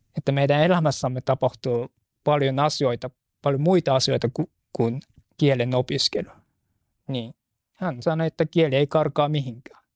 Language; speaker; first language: Finnish; non-native, fluent; Japanese